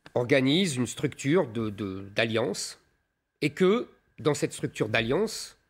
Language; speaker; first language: French; native; French